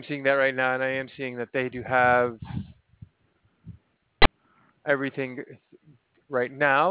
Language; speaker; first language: English; native; English